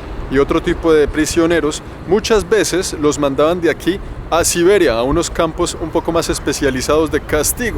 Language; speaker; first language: Spanish; native; Spanish